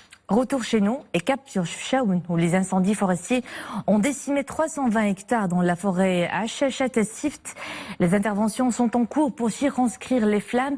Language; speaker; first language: French; non-native, local second language; Arabic